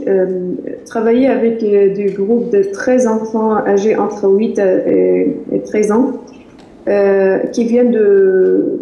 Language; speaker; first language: French; non-native, fluent; Arabic